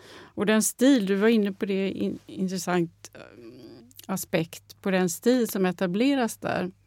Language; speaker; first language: Swedish; native; Swedish